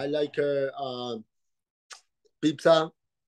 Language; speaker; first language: English; non-native, learner; Spanish